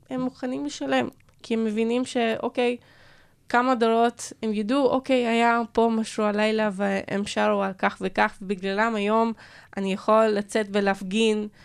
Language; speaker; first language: Hebrew; non-native, local second language; Arabic